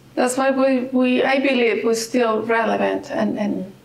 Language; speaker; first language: English; non-native, fluent; Spanish